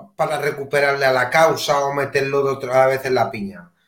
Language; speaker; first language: Spanish; native; Spanish